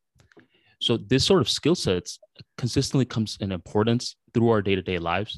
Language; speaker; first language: English; early bilingual, other home language; Bangla